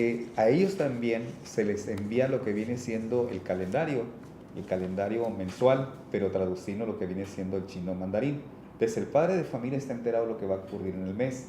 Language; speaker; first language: Spanish; native; Spanish